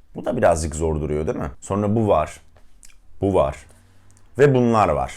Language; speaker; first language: Turkish; native; Turkish